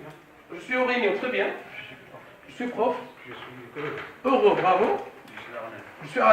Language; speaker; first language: French; non-native, local second language; Arabic